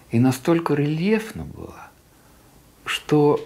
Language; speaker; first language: Russian; non-native, local second language; Estonian